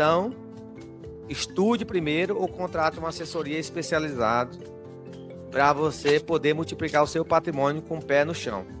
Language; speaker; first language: Portuguese; native; Portuguese